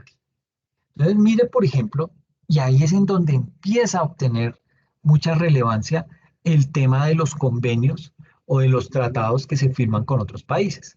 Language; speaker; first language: Spanish; native; Spanish